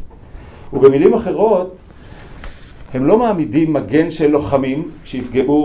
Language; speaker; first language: Hebrew; native; Hebrew